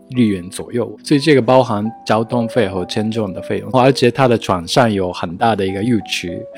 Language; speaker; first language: Chinese; non-native, fluent; Japanese